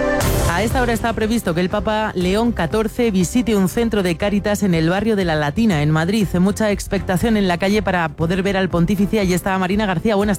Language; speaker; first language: Spanish; native; Spanish